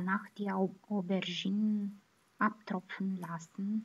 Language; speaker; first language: German; non-native, fluent; Romanian